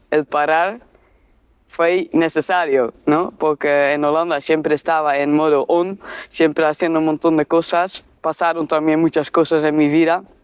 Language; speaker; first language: Spanish; non-native, fluent; Dutch